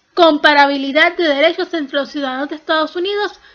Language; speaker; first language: Spanish; native; Spanish